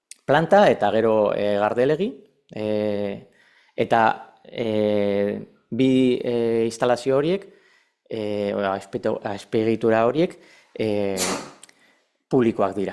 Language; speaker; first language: Basque; non-native, local second language; Spanish